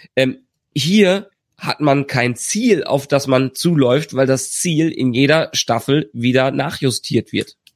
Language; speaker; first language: German; native; German